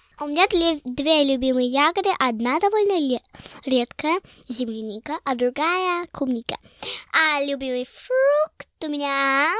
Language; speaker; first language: Russian; early bilingual, heritage; Russian